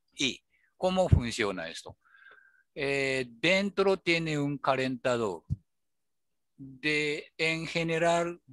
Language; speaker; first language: Spanish; non-native, fluent; Japanese